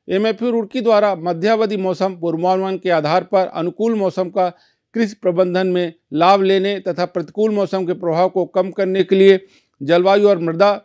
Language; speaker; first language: Hindi; native; Hindi